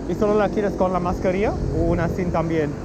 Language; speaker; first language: Spanish; non-native, fluent; English